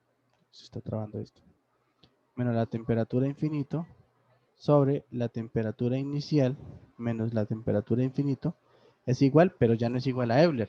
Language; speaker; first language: Spanish; native; Spanish